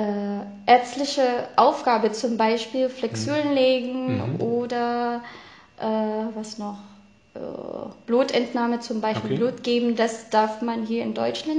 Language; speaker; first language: German; non-native, fluent; Filipino